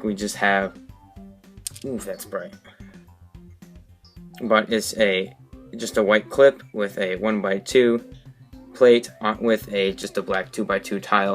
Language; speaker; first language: English; native; English